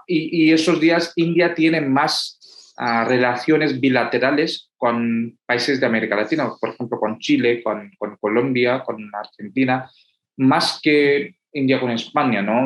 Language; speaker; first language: Spanish; non-native, fluent; Hindi